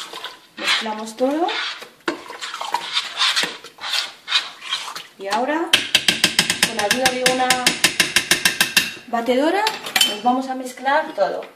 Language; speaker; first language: Spanish; non-native, fluent; Arabic